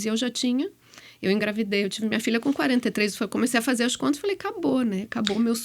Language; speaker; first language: Portuguese; native; Portuguese